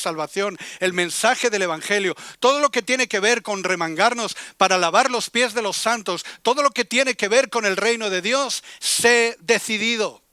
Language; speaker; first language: Spanish; native; Spanish